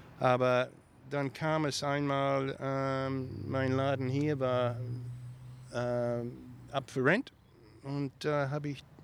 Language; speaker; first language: German; early bilingual, heritage; German